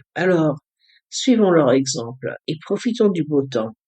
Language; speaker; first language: French; early bilingual, other home language; English